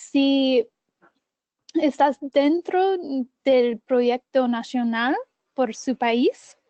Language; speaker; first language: Spanish; non-native, learner; English